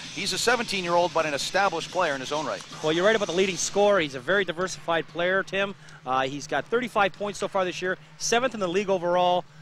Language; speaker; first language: English; native; English